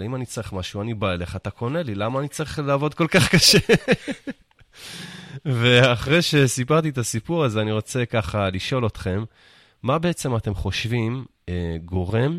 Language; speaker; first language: Hebrew; native; Hebrew